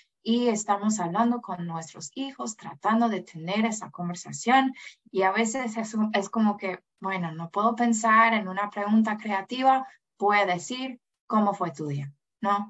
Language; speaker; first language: Spanish; non-native, fluent; English